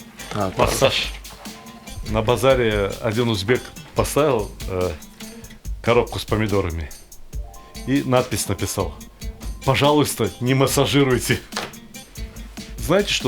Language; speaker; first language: Russian; native; Russian